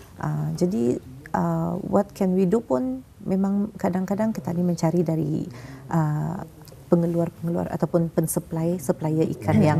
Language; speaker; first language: Malay; native; Malay